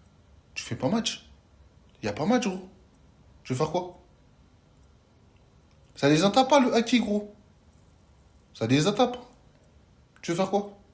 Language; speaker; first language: French; native; French